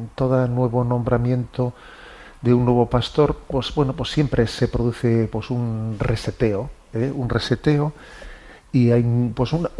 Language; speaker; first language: Spanish; native; Spanish